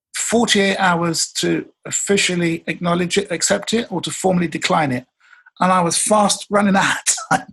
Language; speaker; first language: English; native; English